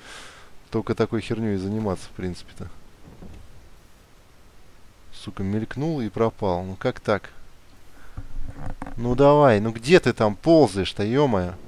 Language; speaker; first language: Russian; native; Russian